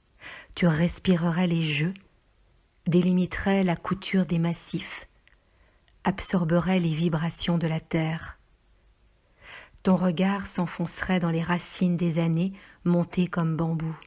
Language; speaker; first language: French; native; French